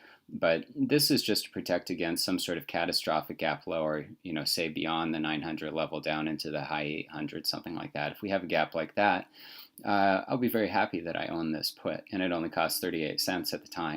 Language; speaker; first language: English; native; English